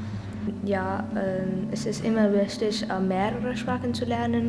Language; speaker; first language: German; non-native, fluent; Marathi